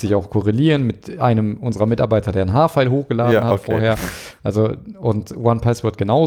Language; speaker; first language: German; native; German